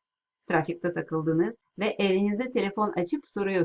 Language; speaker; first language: Turkish; non-native, fluent; Russian